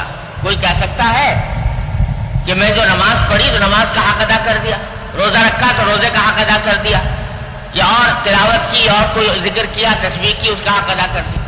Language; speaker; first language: Urdu; native; Urdu